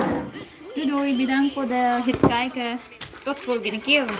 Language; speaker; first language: Dutch; non-native, learner; Filipino